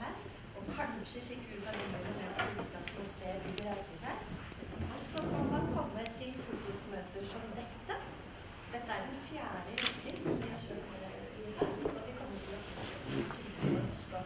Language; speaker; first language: Norwegian; native; Norwegian